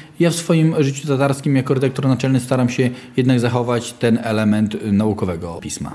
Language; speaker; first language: Polish; native; Polish